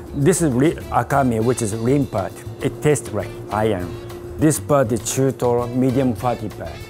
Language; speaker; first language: English; non-native, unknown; Japanese